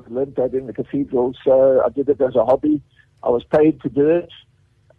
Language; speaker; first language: English; native; English